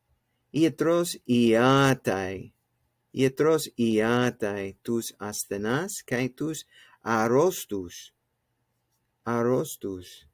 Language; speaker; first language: Greek; non-native, fluent; English